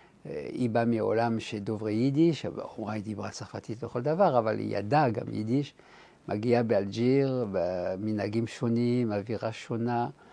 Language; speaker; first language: Hebrew; non-native, fluent; French